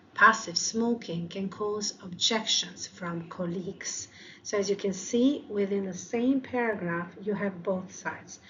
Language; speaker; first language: English; non-native, fluent; Albanian